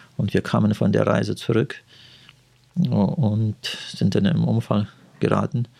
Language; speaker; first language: German; early bilingual, heritage; Russian